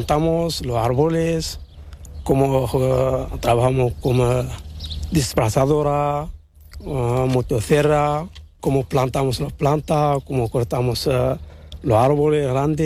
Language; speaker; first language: Spanish; non-native, learner; Arabic